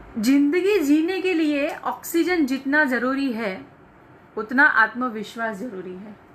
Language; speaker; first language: Hindi; non-native, local second language; Gujarati